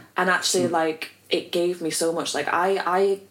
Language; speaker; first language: English; native; English